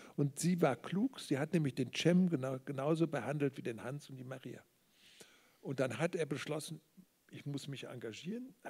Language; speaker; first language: German; native; German